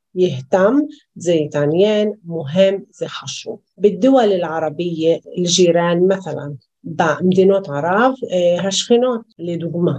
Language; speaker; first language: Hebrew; non-native, local second language; Arabic